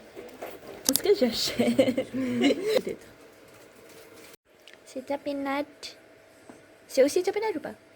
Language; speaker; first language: French; non-native, learner; Indonesian